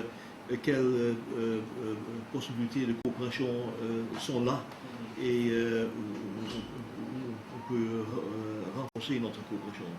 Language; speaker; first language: French; non-native, fluent; Dutch